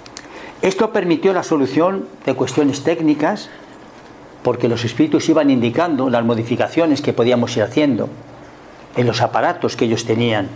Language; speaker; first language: Spanish; native; Spanish